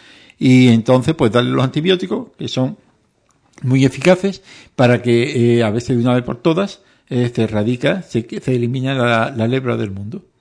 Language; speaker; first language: Spanish; native; Spanish